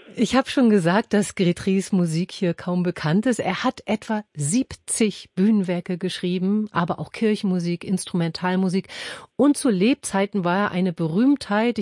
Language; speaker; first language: German; native; German